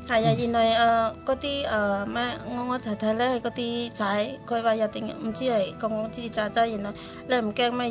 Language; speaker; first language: Chinese; non-native, learner; Indonesian